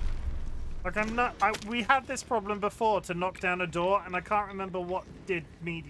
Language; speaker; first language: English; native; English